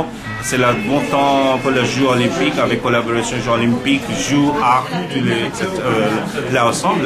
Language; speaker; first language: French; non-native, learner; Bangla